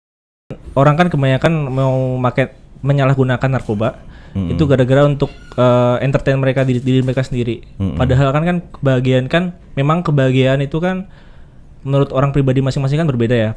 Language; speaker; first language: Indonesian; native; Indonesian